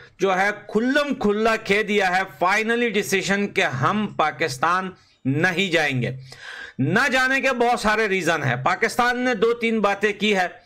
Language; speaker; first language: Urdu; native; Urdu